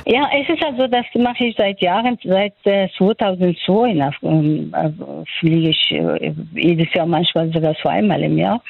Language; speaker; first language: German; non-native, fluent; Persian